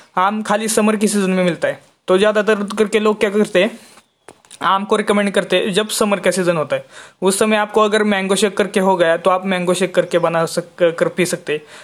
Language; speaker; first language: Hindi; non-native, local second language; Marathi